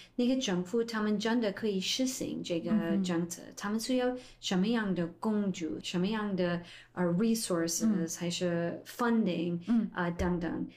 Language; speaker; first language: Chinese; non-native, fluent; English